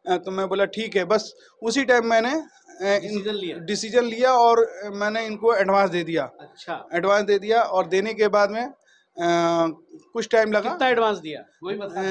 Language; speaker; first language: Hindi; native; Hindi